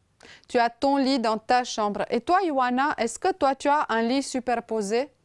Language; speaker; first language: French; non-native, fluent; Romanian